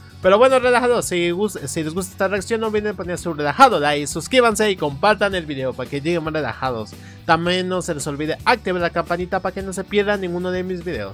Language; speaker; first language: Spanish; native; Spanish